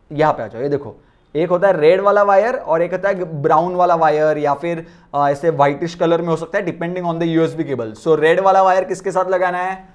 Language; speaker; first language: Hindi; non-native, local second language; Marathi